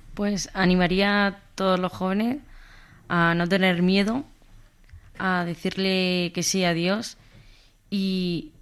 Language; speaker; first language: Spanish; native; Spanish